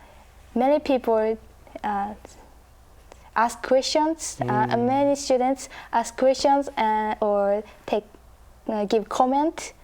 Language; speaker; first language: English; non-native, learner; Japanese